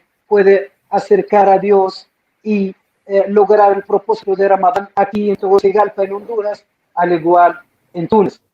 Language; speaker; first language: Spanish; non-native, fluent; Arabic